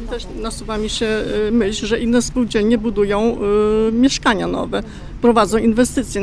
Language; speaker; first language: Polish; native; Polish